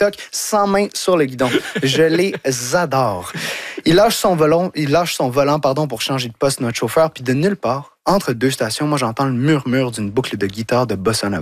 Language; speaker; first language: French; native; French